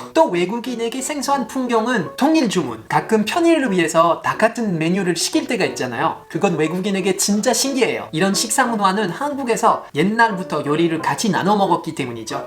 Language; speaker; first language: Korean; non-native, fluent; French